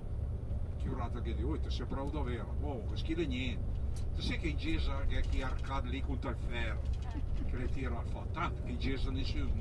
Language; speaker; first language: Italian; native; Italian